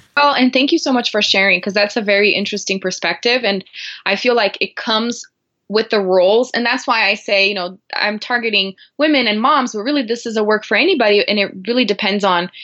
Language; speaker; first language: English; non-native, fluent; Portuguese